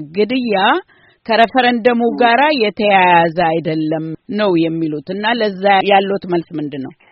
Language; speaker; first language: Amharic; native; Amharic